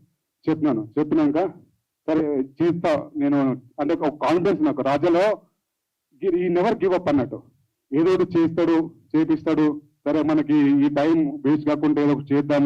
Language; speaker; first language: Telugu; native; Telugu